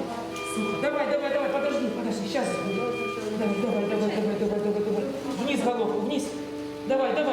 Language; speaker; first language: Russian; native; Russian